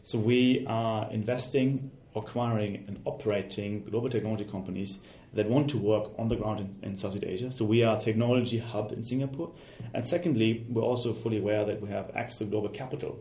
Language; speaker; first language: English; non-native, fluent; German